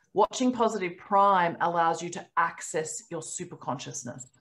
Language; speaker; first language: English; native; English